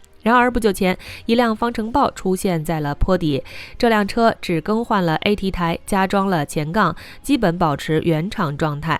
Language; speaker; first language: Chinese; native; Chinese